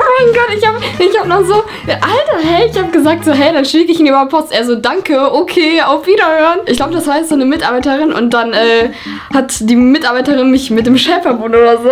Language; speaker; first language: German; native; German